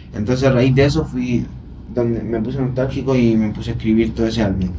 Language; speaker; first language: Spanish; native; Spanish